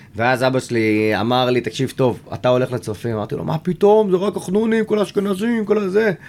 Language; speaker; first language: Hebrew; native; Hebrew